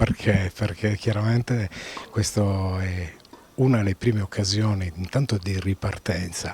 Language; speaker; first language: Italian; native; Italian